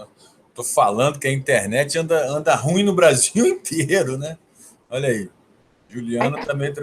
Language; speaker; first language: Portuguese; native; Portuguese